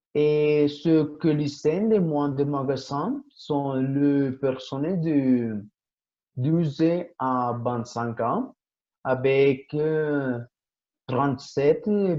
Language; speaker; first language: French; non-native, learner; Spanish